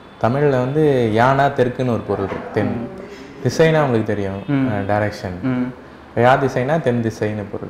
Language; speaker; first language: Tamil; native; Tamil